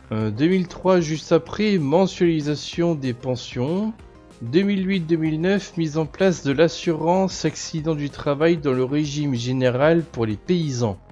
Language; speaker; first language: French; native; French